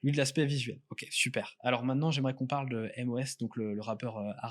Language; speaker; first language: French; native; French